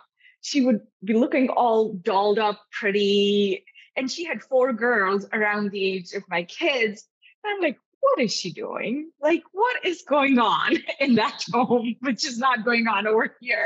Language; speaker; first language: English; non-native, local second language; Urdu